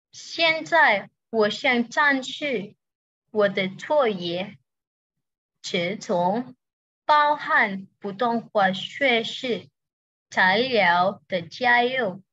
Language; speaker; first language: Chinese; non-native, learner; Indonesian